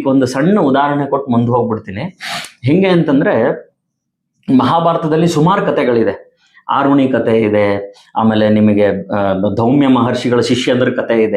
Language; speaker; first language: Kannada; native; Kannada